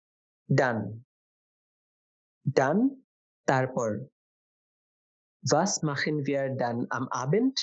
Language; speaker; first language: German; non-native, fluent; Bangla